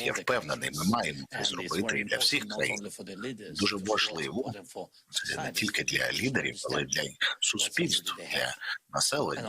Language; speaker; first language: Ukrainian; non-native, local second language; Russian